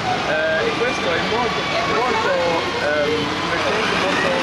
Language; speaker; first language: Italian; non-native, learner; Dutch